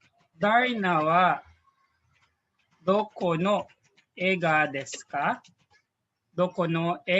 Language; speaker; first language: Japanese; non-native, fluent; Filipino